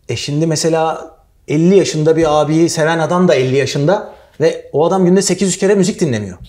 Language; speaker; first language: Turkish; native; Turkish